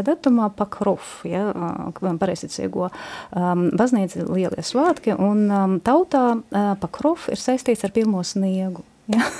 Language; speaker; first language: Latvian; non-native, local second language; Russian